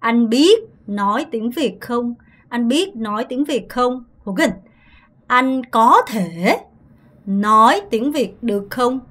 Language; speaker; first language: Vietnamese; non-native, fluent; Korean